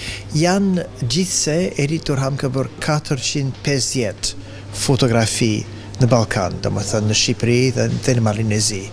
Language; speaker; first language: Albanian; non-native, fluent; English